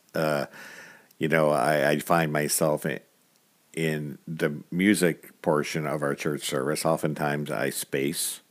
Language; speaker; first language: English; native; English